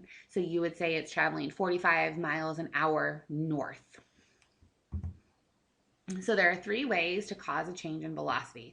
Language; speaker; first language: English; native; English